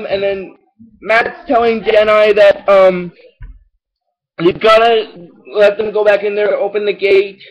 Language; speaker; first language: English; native; English